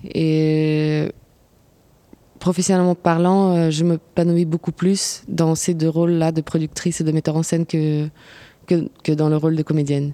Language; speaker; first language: French; non-native, fluent; Ukrainian